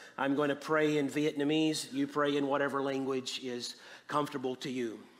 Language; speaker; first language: English; native; English